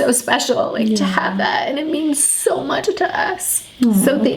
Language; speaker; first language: English; native; English